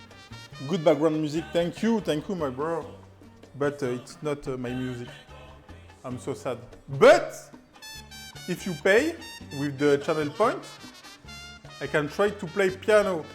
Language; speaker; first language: English; non-native, learner; French